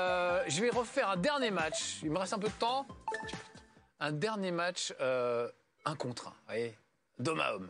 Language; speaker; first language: French; native; French